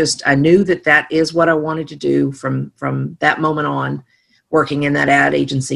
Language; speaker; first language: English; native; English